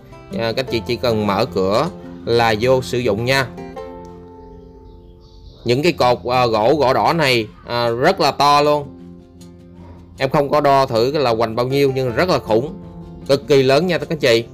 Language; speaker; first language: Vietnamese; native; Vietnamese